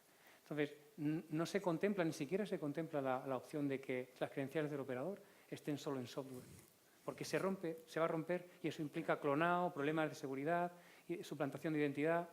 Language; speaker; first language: Spanish; native; Spanish